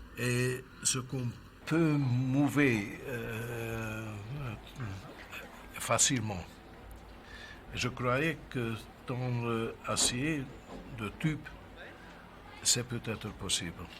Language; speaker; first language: French; non-native, fluent; Hungarian